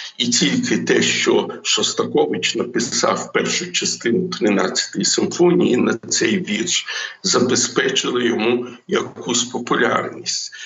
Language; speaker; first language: Ukrainian; non-native, local second language; Russian